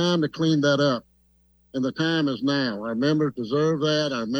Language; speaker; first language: English; native; English